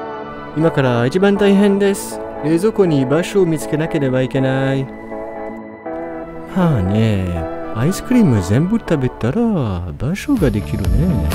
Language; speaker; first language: Japanese; non-native, learner; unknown